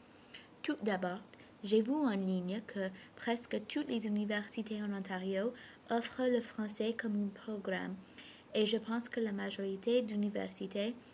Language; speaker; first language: French; non-native, learner; English